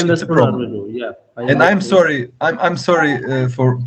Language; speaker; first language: English; non-native, learner; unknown